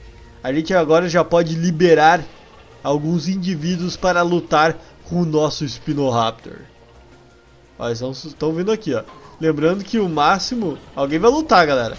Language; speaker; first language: Portuguese; native; Portuguese